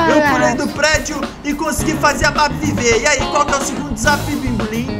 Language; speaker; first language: Portuguese; native; Portuguese